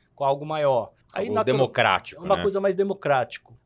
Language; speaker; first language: Portuguese; early bilingual, other home language; Korean